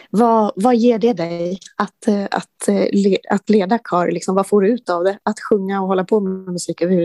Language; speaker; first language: Swedish; native; Swedish